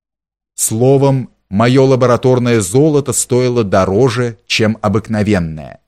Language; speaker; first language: Russian; native; Russian